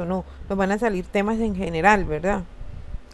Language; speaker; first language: Spanish; native; Spanish